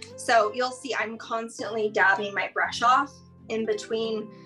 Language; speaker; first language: English; native; English